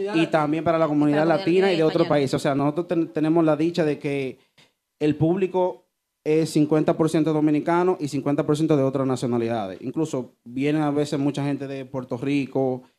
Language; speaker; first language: Spanish; early bilingual, heritage; Spanish